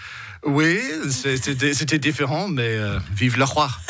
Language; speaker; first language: French; non-native, fluent; English